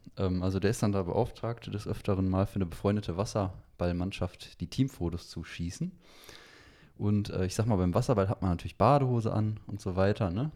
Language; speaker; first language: German; native; German